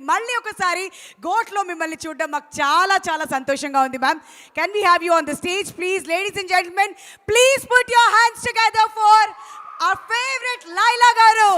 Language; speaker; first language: Telugu; native; Telugu